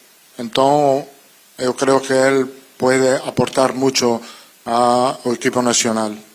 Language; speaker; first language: Portuguese; non-native, learner; Italian